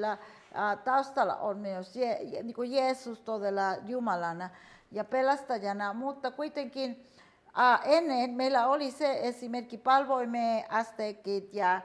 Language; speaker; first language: Finnish; non-native, fluent; Spanish